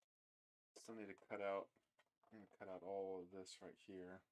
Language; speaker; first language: English; native; English